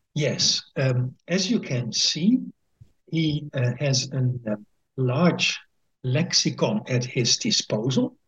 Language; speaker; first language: English; non-native, fluent; Dutch